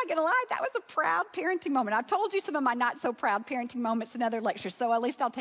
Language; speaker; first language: English; native; English